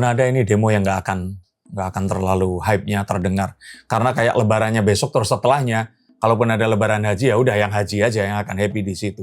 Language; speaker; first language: Indonesian; native; Indonesian